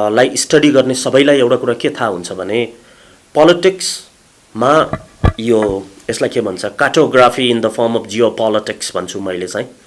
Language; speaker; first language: Nepali; native; Nepali